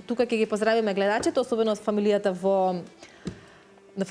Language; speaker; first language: Macedonian; native; Macedonian